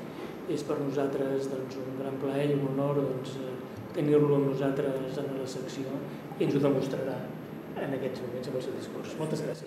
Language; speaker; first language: Catalan; native; Catalan